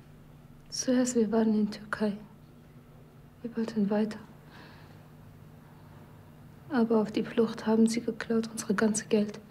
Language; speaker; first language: German; non-native, learner; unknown